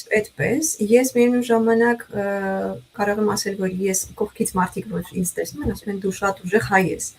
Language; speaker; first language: Armenian; native; Armenian